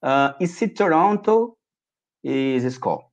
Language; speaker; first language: English; non-native, learner; Portuguese